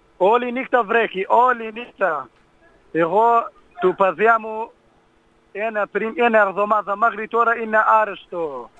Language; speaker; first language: Greek; non-native, learner; Kurdish